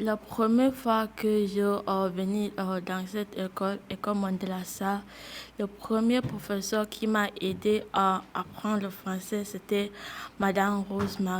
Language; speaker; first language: French; non-native, learner; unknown